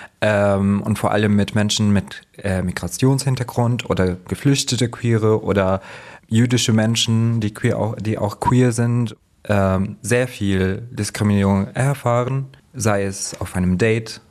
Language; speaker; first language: German; non-native, fluent; Arabic